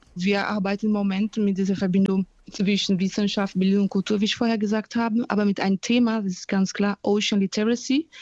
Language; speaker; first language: German; non-native, fluent; Portuguese